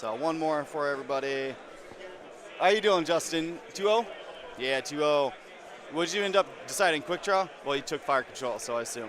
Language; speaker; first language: English; native; English